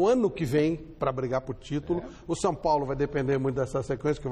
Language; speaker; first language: Portuguese; native; Portuguese